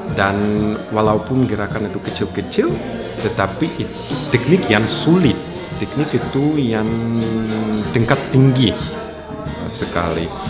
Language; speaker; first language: Indonesian; non-native, fluent; Russian